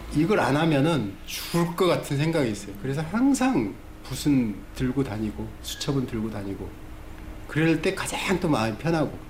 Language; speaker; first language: Korean; native; Korean